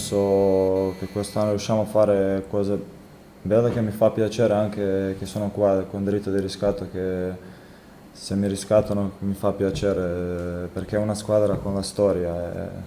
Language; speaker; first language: Italian; non-native, fluent; Croatian